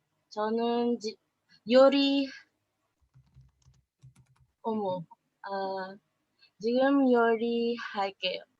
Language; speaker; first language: Korean; non-native, learner; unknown